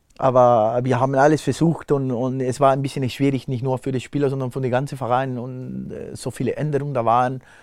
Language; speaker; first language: German; non-native, fluent; Spanish